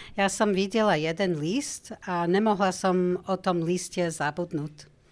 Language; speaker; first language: Slovak; non-native, fluent; English